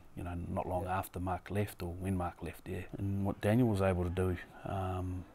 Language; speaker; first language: English; native; English